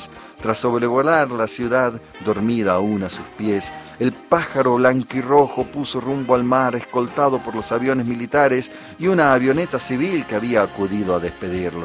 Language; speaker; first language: Spanish; native; Spanish